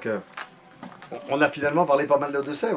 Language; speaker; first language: French; native; French